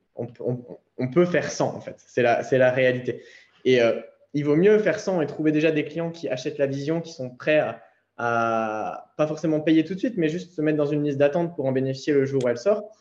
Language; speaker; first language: French; native; French